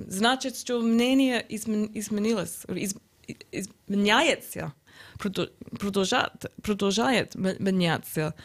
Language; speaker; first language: Russian; non-native, learner; English